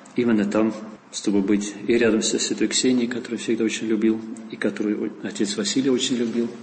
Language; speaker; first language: Russian; non-native, fluent; Dutch